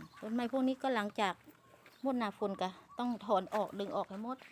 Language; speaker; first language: Thai; non-native, local second language; Lao